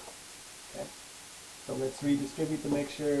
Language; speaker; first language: English; native; English